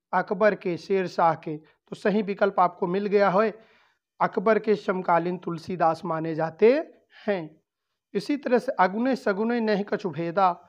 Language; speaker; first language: Hindi; native; Hindi